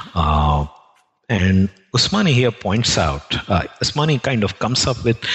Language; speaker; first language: English; non-native, local second language; Telugu